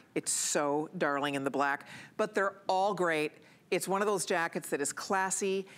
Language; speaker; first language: English; native; English